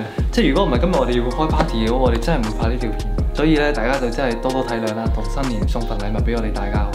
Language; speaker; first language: Chinese; native; Chinese